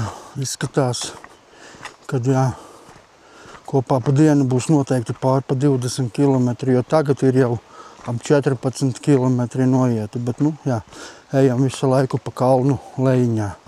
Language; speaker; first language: Latvian; native; Latvian